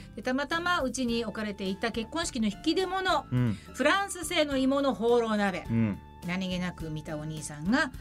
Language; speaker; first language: Japanese; native; Japanese